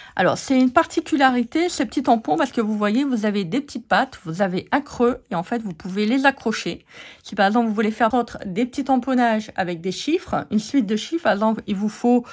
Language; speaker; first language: French; native; French